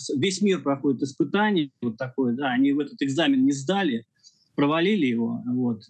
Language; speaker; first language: Russian; native; Russian